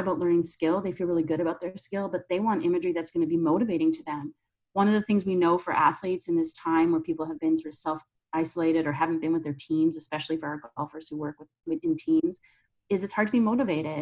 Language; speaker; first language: English; native; English